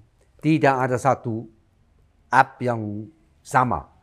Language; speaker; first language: Indonesian; non-native, fluent; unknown